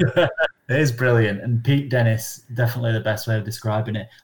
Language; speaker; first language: English; native; English